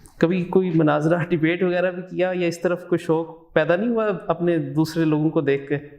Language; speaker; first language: Urdu; native; Urdu